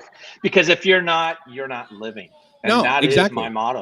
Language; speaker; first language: English; native; English